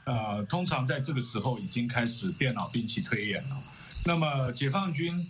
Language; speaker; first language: Chinese; native; Chinese